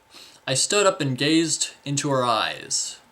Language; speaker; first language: English; native; English